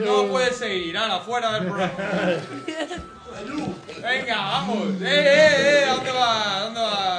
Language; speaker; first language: Spanish; native; Spanish